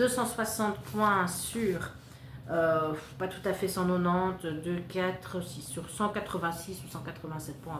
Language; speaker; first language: French; native; French